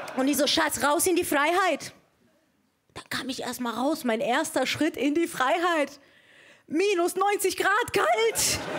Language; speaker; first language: German; early bilingual, other home language; Persian